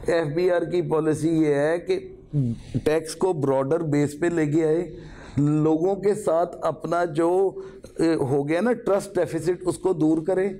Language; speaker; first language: Urdu; native; Urdu